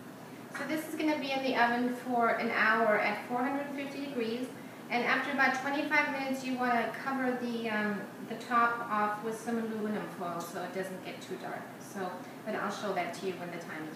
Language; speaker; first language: English; non-native, fluent; German